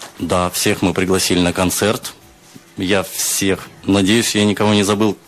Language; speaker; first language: Russian; native; Russian